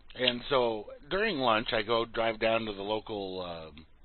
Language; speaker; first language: English; native; English